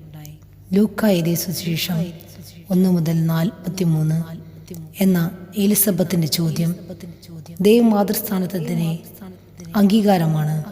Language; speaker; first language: Malayalam; native; Malayalam